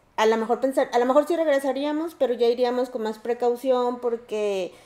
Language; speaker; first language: Spanish; native; Spanish